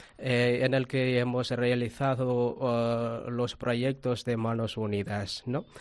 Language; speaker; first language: Spanish; non-native, fluent; Tamil